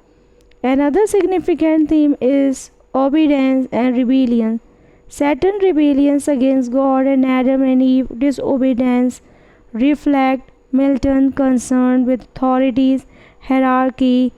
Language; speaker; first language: English; non-native, fluent; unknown